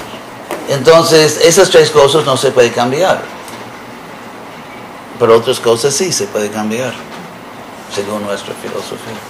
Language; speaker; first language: Spanish; non-native, fluent; English